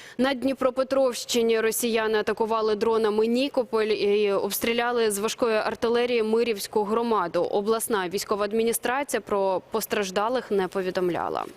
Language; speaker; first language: Ukrainian; native; Ukrainian